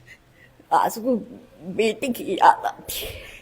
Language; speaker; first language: Hindi; native; Hindi